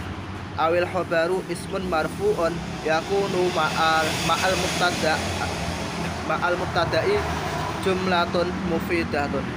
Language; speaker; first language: Arabic; non-native, learner; Indonesian